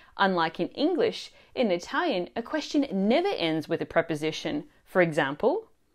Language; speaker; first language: English; early bilingual, other home language; Italian